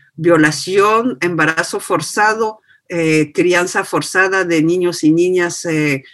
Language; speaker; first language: Spanish; non-native, fluent; French